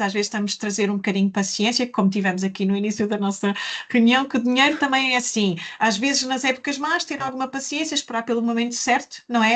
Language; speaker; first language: Portuguese; native; Portuguese